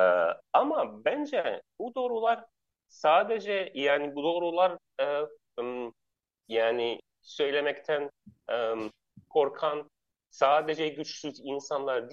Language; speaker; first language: Turkish; non-native, learner; Arabic